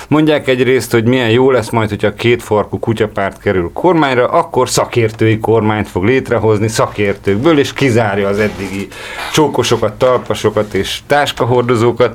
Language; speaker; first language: Hungarian; native; Hungarian